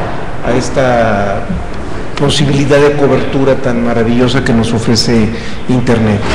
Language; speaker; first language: Spanish; native; Spanish